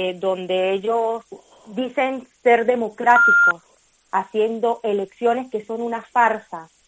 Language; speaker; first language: Spanish; native; Spanish